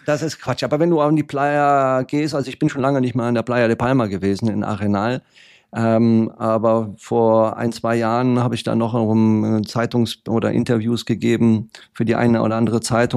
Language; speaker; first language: German; native; German